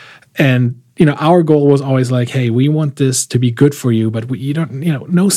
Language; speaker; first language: English; non-native, fluent; German